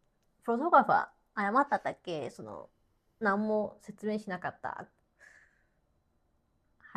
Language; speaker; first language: Japanese; non-native, fluent; Cantonese